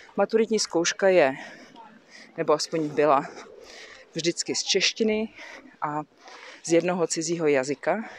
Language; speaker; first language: Czech; native; Czech